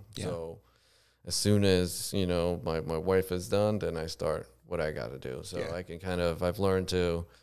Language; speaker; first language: English; early bilingual, other home language; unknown